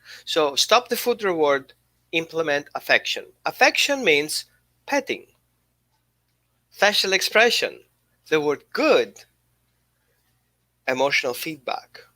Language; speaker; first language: English; non-native, fluent; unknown